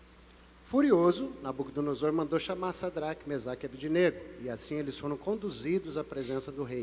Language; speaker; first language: Portuguese; native; Portuguese